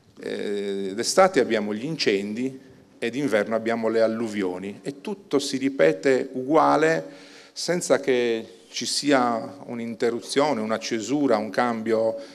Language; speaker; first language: Italian; native; Italian